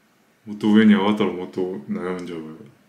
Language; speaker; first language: Japanese; non-native, fluent; Korean